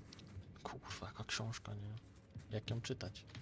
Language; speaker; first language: Polish; native; Polish